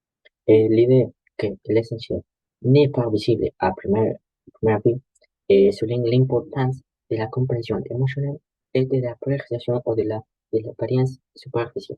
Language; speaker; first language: French; non-native, learner; Spanish